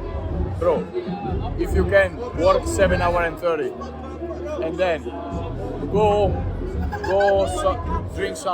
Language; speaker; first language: English; non-native, learner; Italian